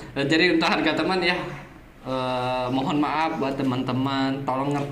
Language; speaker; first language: Indonesian; native; Indonesian